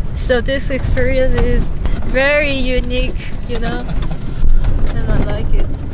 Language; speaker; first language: English; non-native, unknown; Korean